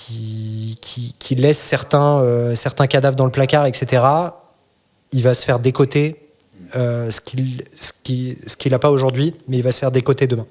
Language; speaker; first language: French; native; French